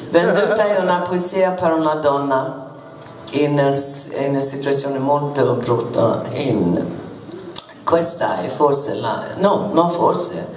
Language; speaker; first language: Italian; non-native, learner; Swedish